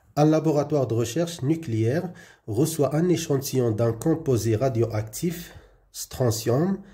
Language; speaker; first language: French; non-native, local second language; Arabic